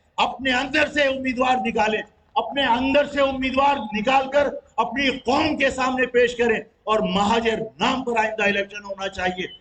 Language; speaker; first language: Urdu; native; Urdu